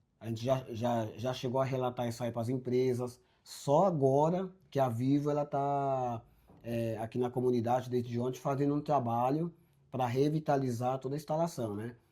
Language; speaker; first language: Portuguese; native; Portuguese